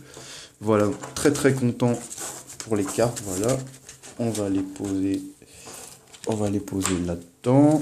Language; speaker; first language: French; native; French